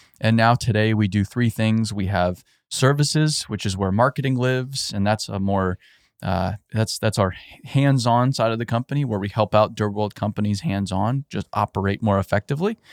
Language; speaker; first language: English; native; English